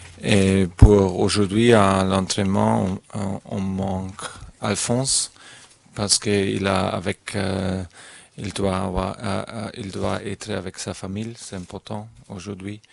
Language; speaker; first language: French; non-native, learner; German